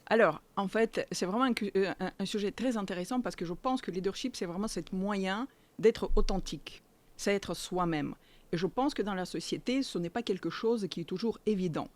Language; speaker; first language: French; non-native, fluent; Russian